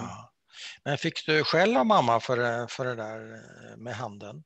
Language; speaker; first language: Swedish; native; Swedish